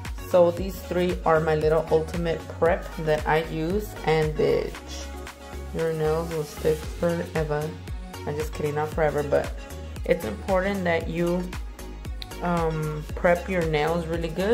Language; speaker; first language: English; early bilingual, other home language; Spanish